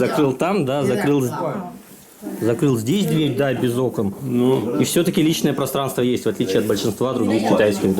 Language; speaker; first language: Russian; native; Russian